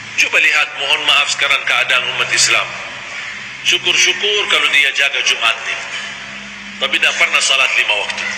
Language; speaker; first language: Malay; non-native, fluent; Arabic